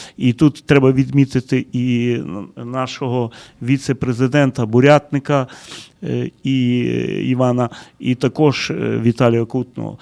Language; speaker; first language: Ukrainian; early bilingual, heritage; Ukrainian